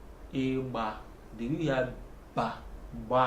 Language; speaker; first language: Igbo; native; Igbo